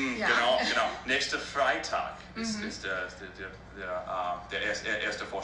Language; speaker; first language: German; non-native, learner; English